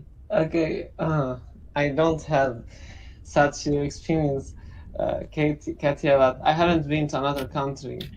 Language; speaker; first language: English; non-native, learner; Arabic